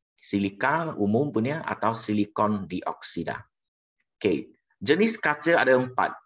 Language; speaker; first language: Malay; non-native, local second language; Chinese